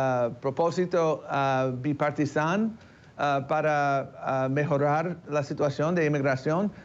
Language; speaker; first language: Spanish; early bilingual, heritage; English